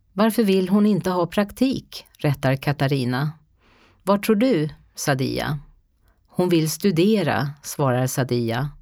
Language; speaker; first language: Swedish; native; Swedish